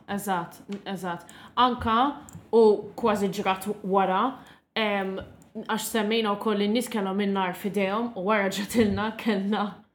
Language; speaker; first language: Maltese; non-native, local second language; English